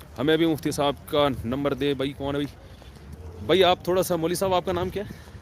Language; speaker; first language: Urdu; native; Urdu